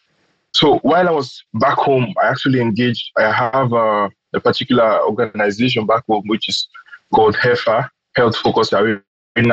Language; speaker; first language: English; non-native, local second language; Krio